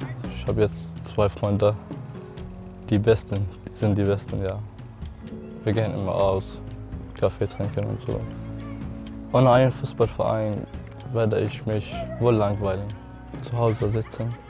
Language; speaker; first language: German; non-native, learner; Arabic